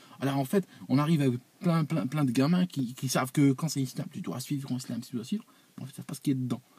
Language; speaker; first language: French; non-native, local second language; Arabic